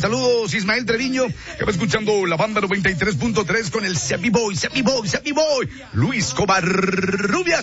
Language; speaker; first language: Spanish; native; Spanish